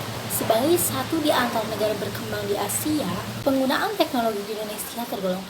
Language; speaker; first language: Indonesian; native; Indonesian